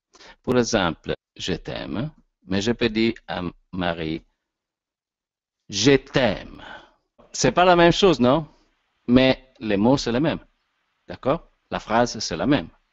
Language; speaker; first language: French; non-native, learner; Italian